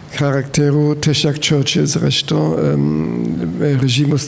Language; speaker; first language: Polish; non-native, fluent; German